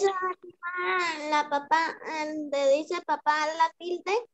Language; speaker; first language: Spanish; native; Spanish